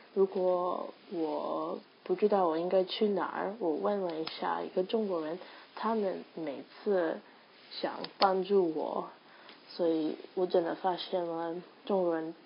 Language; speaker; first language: Chinese; non-native, learner; English